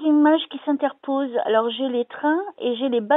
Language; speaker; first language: French; native; French